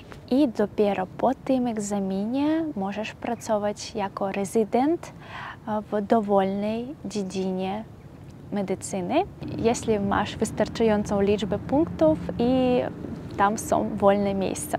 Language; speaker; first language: Polish; non-native, fluent; Russian